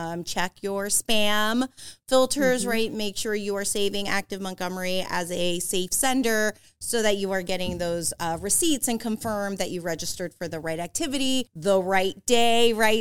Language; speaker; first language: English; native; English